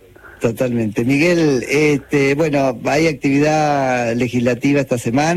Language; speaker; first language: Spanish; native; Spanish